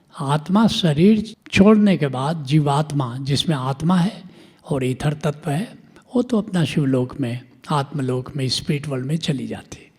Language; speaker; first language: Hindi; non-native, local second language; Bhojpuri